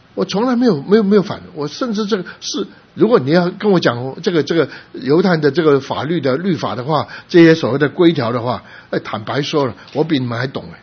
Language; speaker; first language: Chinese; early bilingual, other home language; Cantonese